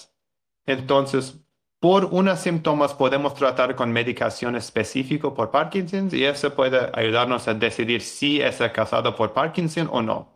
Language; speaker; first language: Spanish; non-native, fluent; English